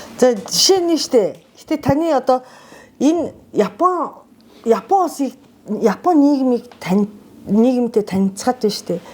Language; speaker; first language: Mongolian; non-native, fluent; Japanese